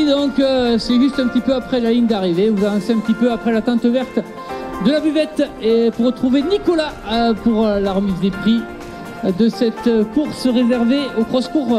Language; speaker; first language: French; native; French